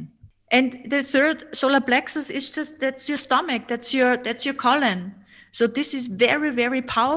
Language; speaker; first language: English; non-native, fluent; German